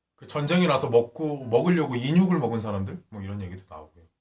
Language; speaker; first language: Korean; native; Korean